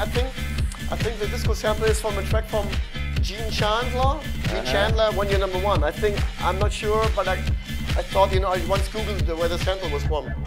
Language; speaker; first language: English; non-native, fluent; German